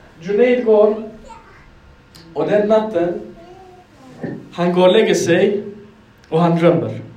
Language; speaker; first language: Swedish; non-native, fluent; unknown